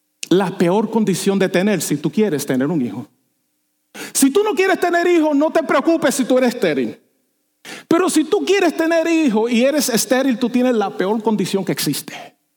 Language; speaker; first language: Spanish; native; Spanish